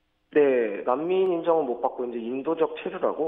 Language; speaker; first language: Korean; native; Korean